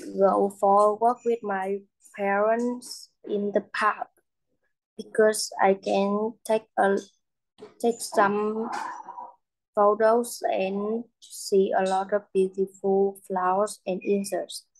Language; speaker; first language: English; non-native, learner; Vietnamese